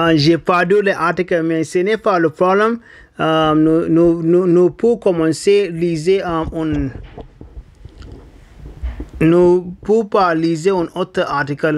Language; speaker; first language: French; non-native, learner; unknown